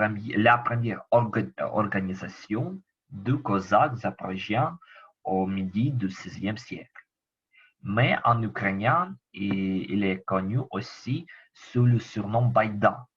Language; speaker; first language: French; non-native, learner; Ukrainian